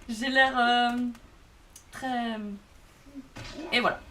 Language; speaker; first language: French; native; French